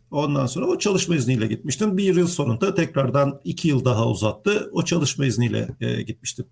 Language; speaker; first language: Turkish; native; Turkish